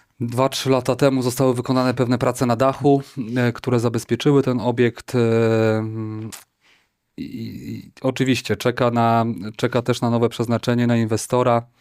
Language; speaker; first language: Polish; native; Polish